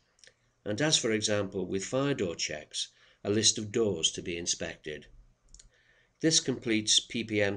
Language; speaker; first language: English; native; English